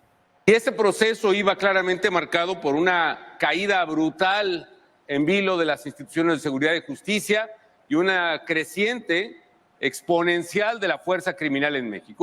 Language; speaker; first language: Spanish; native; Spanish